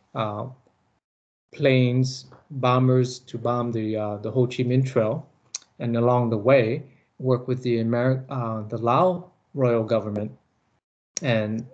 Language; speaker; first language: English; early bilingual, other home language; Lao